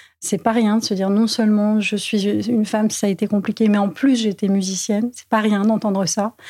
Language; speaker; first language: French; native; French